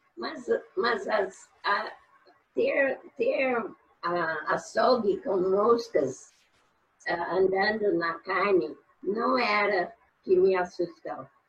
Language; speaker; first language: Portuguese; non-native, fluent; English